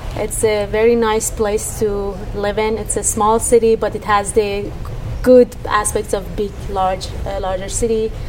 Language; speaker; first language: English; non-native, fluent; Persian